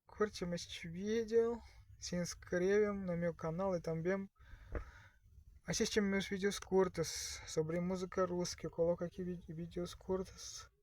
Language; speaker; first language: Portuguese; non-native, learner; Russian